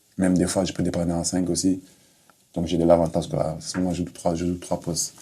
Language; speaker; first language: French; non-native, local second language; Wolof